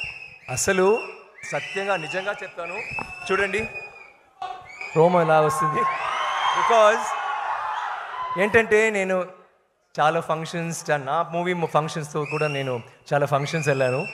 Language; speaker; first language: Telugu; non-native, learner; Tamil